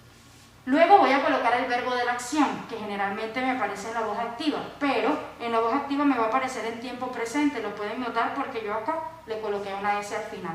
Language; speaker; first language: Spanish; native; Spanish